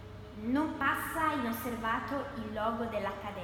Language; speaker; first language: Italian; native; Italian